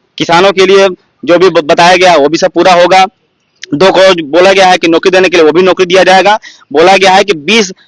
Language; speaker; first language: Hindi; native; Hindi